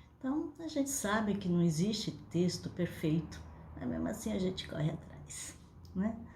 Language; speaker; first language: Portuguese; early bilingual, other home language; Japanese